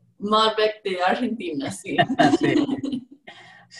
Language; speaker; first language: Spanish; non-native, learner; English